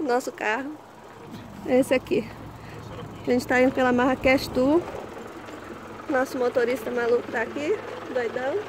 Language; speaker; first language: Portuguese; native; Portuguese